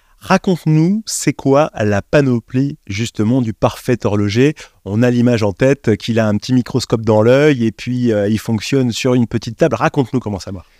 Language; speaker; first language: French; native; French